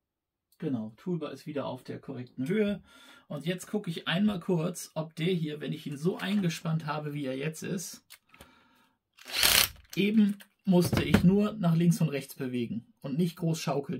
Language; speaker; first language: German; native; German